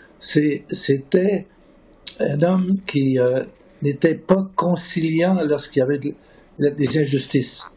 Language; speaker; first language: French; native; French